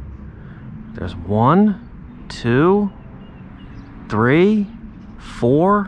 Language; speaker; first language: English; native; English